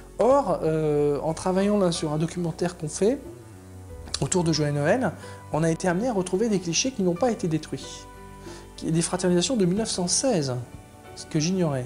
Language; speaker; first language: French; native; French